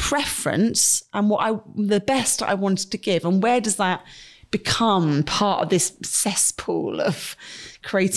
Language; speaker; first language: English; native; English